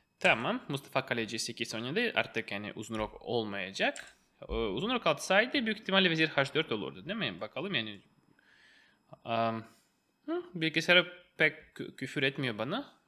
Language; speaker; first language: Turkish; non-native, fluent; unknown